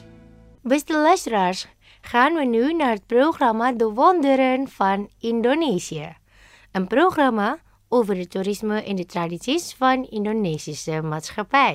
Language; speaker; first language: Dutch; non-native, learner; Indonesian